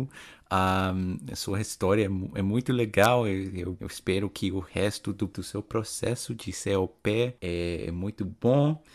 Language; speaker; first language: Portuguese; non-native, fluent; English